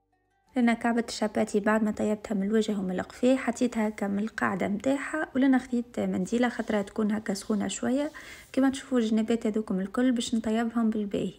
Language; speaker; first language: Arabic; native; Arabic